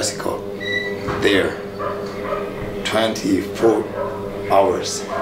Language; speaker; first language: English; non-native, learner; Tibetan